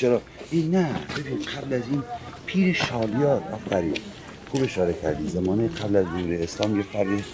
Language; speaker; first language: Persian; non-native, local second language; Kurdish